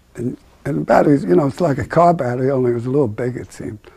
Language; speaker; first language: English; native; English